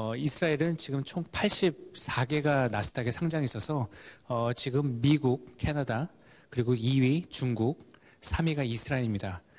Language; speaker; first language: Korean; early bilingual, heritage; Korean